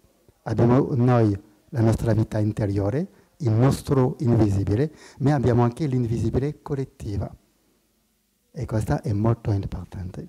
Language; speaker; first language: Italian; non-native, fluent; French